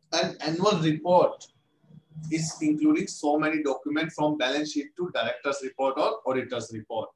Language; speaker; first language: English; non-native, local second language; Hindi